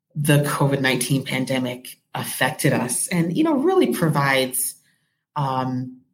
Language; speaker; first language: English; native; English